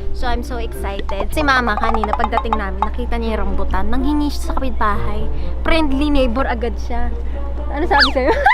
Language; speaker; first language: Filipino; native; Filipino